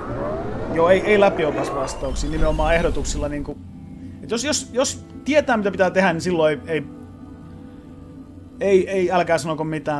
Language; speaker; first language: Finnish; native; Finnish